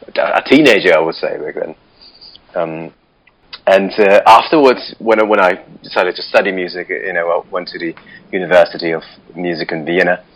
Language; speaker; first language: English; non-native, fluent; Russian